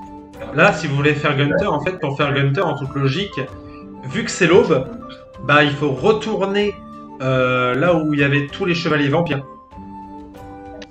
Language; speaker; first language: French; native; French